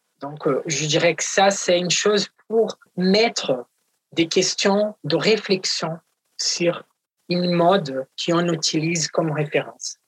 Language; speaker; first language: French; non-native, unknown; Portuguese